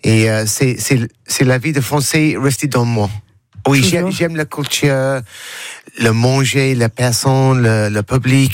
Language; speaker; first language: French; non-native, learner; English